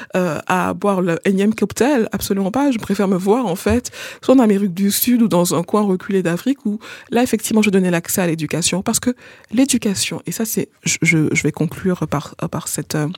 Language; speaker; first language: French; non-native, local second language; Haitian Creole